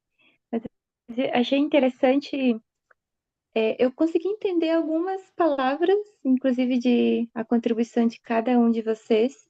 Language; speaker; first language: Portuguese; non-native, fluent; Spanish